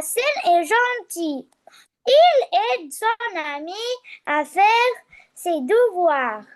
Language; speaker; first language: French; non-native, learner; Arabic